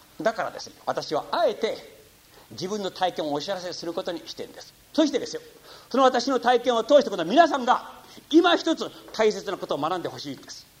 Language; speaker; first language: Japanese; non-native, fluent; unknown